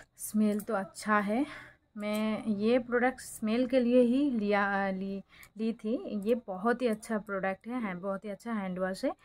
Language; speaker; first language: Hindi; non-native, local second language; Bangla